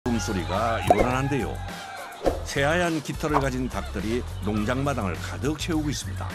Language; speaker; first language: Korean; native; Korean